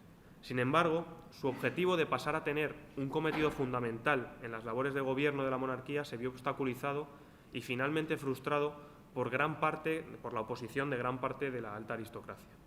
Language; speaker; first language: Spanish; native; Spanish